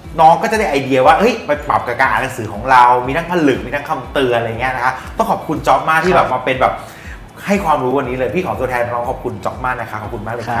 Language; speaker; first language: Thai; native; Thai